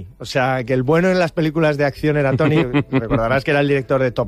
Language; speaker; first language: Spanish; native; Spanish